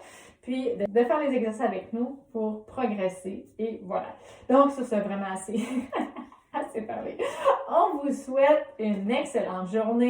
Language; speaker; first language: French; native; French